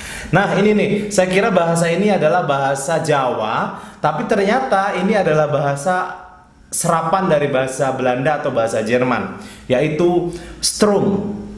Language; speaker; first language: Indonesian; native; Indonesian